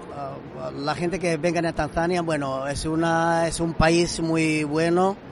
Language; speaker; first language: Spanish; non-native, fluent; Swahili